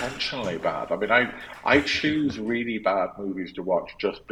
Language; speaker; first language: English; native; English